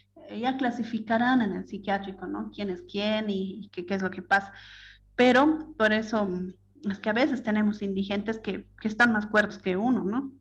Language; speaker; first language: Spanish; native; Spanish